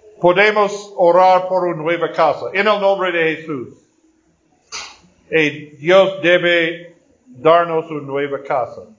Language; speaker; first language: Spanish; non-native, fluent; Portuguese